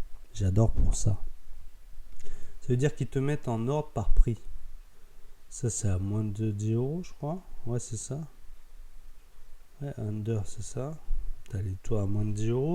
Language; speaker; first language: French; native; French